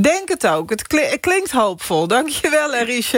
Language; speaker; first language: Dutch; native; Dutch